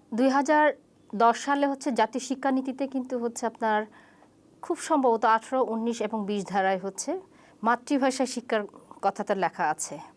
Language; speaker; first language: Bangla; non-native, local second language; Chakma